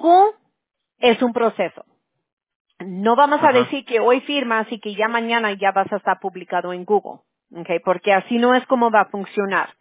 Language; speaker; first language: Spanish; early bilingual, heritage; English